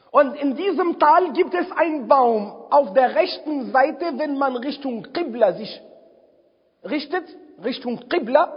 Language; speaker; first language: German; non-native, fluent; Arabic